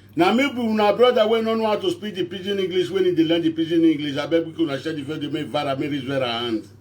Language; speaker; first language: Nigerian Pidgin; non-native, local second language; Bini